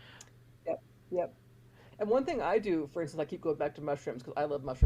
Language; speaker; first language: English; native; English